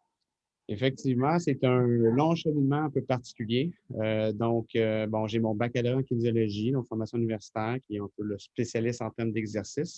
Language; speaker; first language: French; native; French